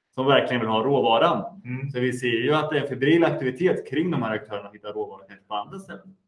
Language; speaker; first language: Swedish; native; Swedish